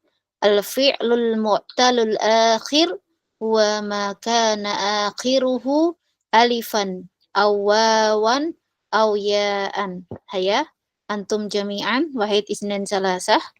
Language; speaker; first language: Arabic; non-native, fluent; Indonesian